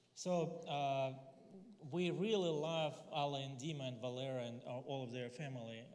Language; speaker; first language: English; non-native, fluent; Russian